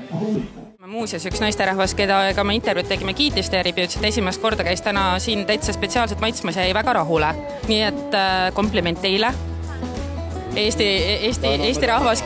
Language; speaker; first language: Estonian; native; Estonian